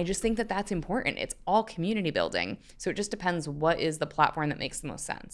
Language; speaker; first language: English; native; English